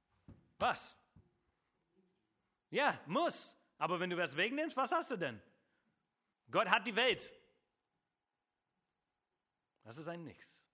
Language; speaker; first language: German; non-native, fluent; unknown